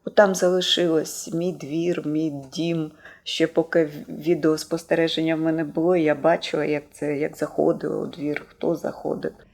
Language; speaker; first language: Ukrainian; native; Ukrainian